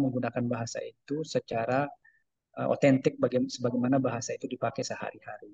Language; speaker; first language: Indonesian; native; Indonesian